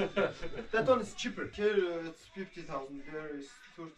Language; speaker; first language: English; non-native, learner; Mongolian